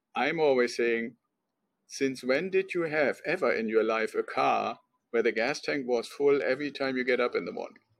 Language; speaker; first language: English; non-native, fluent; German